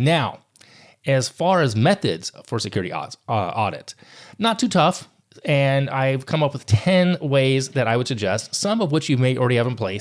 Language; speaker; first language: English; native; English